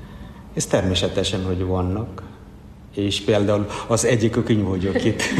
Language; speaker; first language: Hungarian; non-native, fluent; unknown